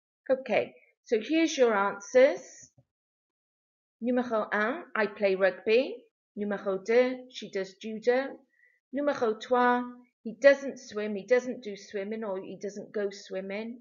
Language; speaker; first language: English; native; English